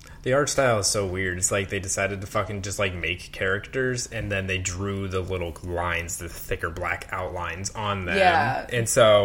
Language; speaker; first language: English; native; English